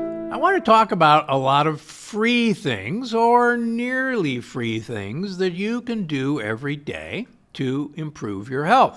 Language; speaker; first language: English; native; English